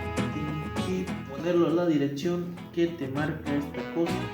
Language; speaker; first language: Spanish; native; Spanish